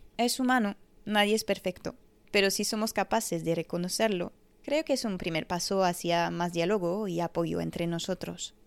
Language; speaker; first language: Spanish; non-native, fluent; French